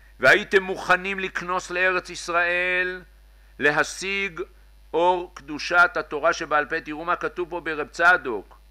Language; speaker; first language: Hebrew; native; Hebrew